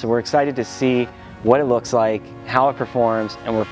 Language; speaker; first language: English; native; English